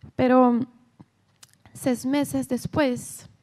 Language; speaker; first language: Spanish; non-native, learner; Portuguese